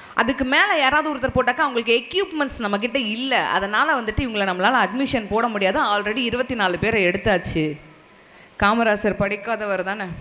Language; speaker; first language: Tamil; non-native, local second language; Telugu